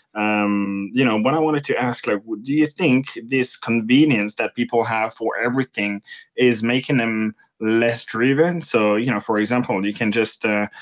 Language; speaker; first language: English; non-native, fluent; French